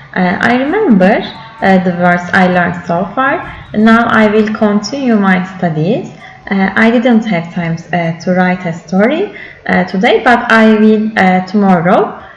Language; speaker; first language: English; non-native, learner; Turkish